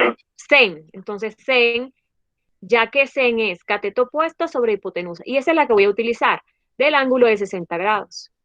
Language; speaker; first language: Spanish; native; Spanish